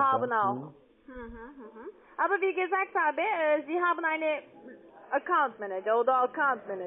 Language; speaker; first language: German; non-native, learner; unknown